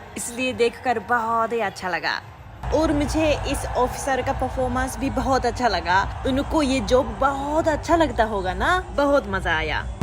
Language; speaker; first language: Hindi; non-native, fluent; Japanese